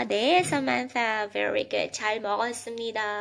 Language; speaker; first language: Korean; non-native, fluent; Filipino